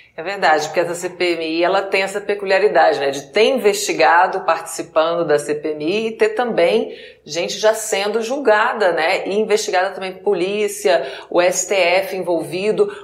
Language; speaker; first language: Portuguese; native; Portuguese